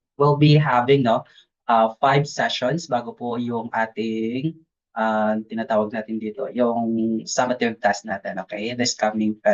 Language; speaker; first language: Filipino; native; Filipino